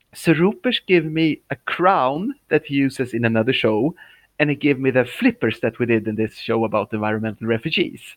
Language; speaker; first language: English; non-native, fluent; Swedish